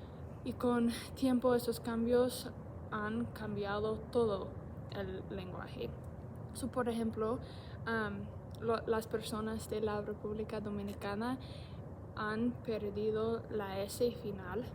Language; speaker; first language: Spanish; non-native, learner; English